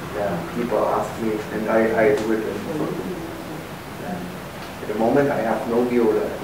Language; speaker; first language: English; non-native, fluent; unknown